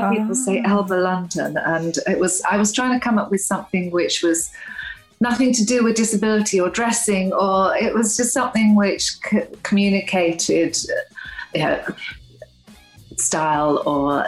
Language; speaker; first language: English; native; English